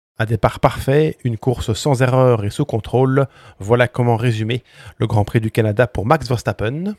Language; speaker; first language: French; native; French